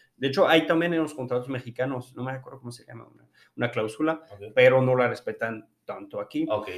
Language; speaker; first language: Spanish; non-native, fluent; French